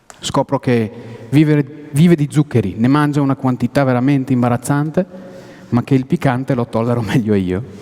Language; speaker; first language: Italian; non-native, fluent; Hebrew